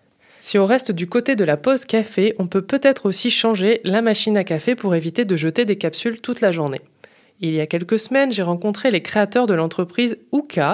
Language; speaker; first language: French; native; French